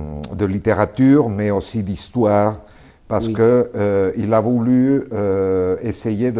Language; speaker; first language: French; non-native, fluent; Spanish